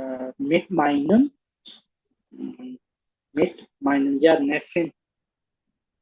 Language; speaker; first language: German; non-native, learner; Hindi